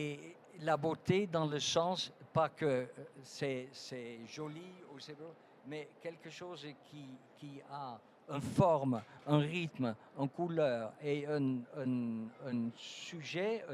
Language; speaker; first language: French; non-native, fluent; Dutch